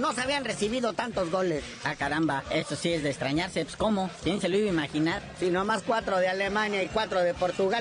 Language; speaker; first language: Spanish; native; Spanish